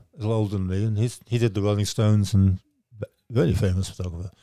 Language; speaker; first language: English; native; English